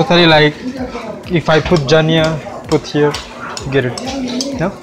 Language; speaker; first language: English; non-native, fluent; Indonesian